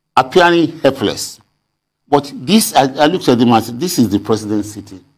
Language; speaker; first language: English; non-native, local second language; Yoruba